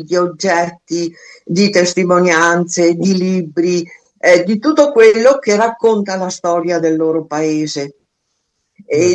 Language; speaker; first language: Italian; non-native, fluent; Albanian